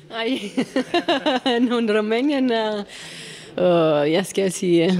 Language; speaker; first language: Danish; non-native, fluent; Romanian